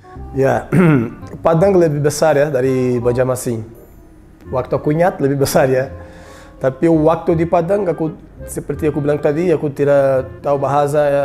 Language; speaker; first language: Indonesian; non-native, learner; Portuguese